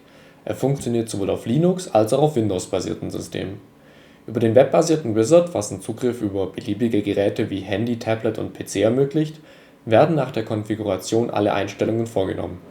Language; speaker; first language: German; native; German